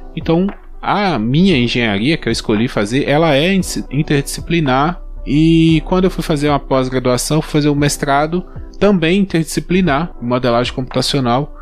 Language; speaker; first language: Portuguese; native; Portuguese